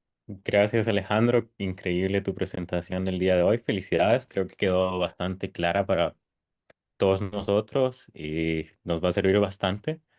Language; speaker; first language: Spanish; native; Spanish